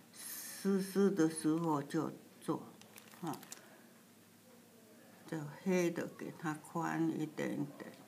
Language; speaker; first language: Chinese; native; Chinese